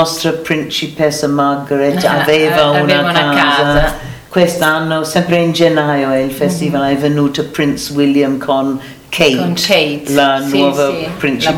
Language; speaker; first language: Italian; non-native, learner; English